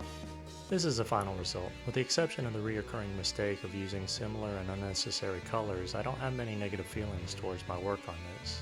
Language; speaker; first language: English; native; English